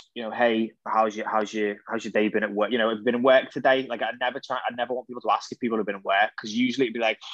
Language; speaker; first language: English; native; English